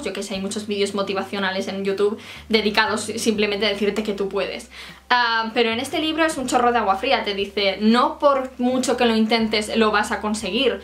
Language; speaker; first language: Spanish; native; Spanish